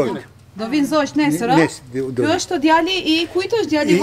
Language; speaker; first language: Albanian; native; Albanian